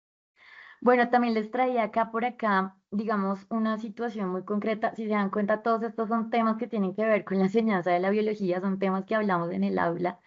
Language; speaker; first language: Spanish; native; Spanish